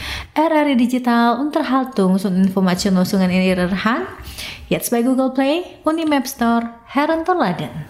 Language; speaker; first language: German; non-native, fluent; Indonesian